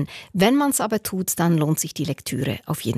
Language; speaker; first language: German; native; German